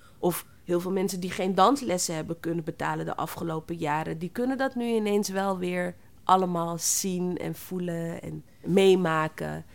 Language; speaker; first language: Dutch; native; Dutch